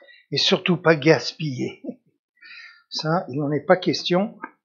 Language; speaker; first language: French; native; French